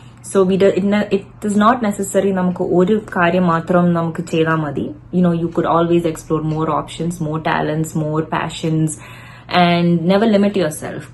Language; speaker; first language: English; non-native, local second language; Malayalam